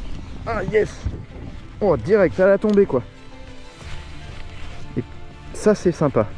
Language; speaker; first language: French; native; French